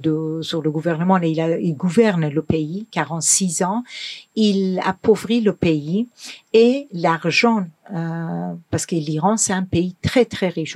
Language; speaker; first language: French; non-native, fluent; Persian